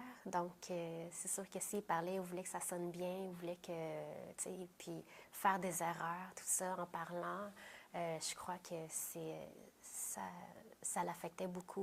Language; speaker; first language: French; early bilingual, other home language; Vietnamese